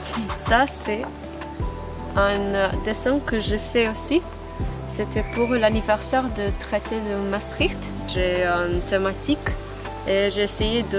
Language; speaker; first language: French; non-native, fluent; Maltese